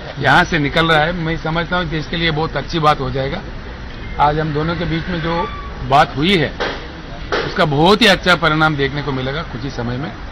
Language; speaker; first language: Hindi; non-native, local second language; Telugu